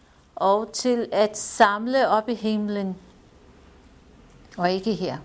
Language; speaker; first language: Danish; non-native, fluent; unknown